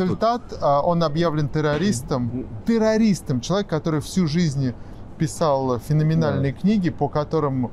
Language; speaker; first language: Russian; native; Russian